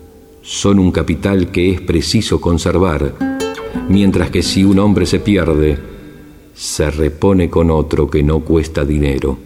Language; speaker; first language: Spanish; native; Spanish